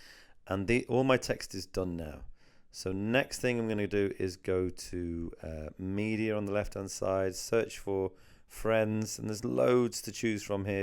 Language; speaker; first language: English; native; English